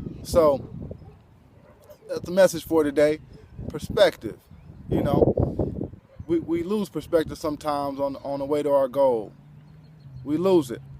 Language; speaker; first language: English; native; English